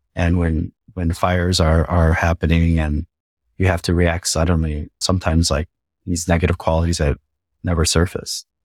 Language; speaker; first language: English; native; English